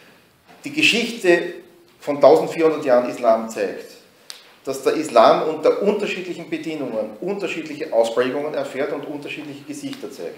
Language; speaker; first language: German; native; German